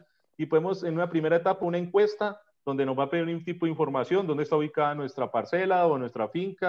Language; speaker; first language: Spanish; native; Spanish